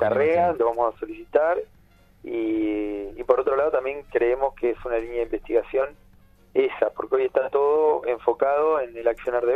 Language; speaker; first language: Spanish; native; Spanish